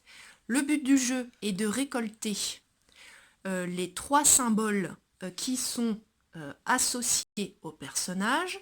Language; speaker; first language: French; native; French